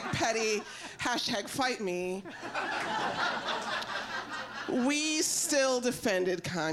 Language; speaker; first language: English; native; English